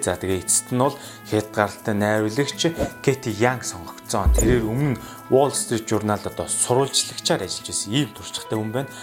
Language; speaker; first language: Mongolian; native; Mongolian